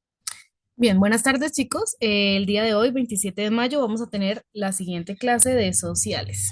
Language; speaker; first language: Spanish; native; Spanish